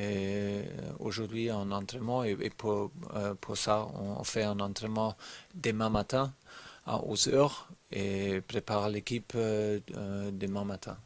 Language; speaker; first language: French; non-native, learner; German